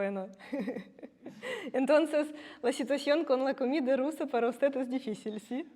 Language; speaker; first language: Spanish; non-native, fluent; Russian